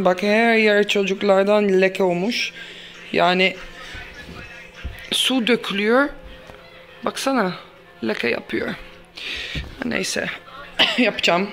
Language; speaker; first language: Turkish; non-native, learner; Dutch